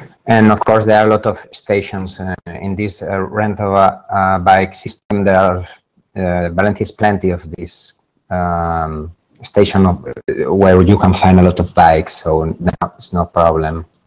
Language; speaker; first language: English; non-native, fluent; Spanish